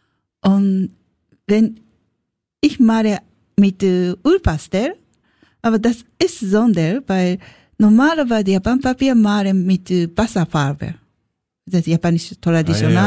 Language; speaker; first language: German; non-native, learner; Japanese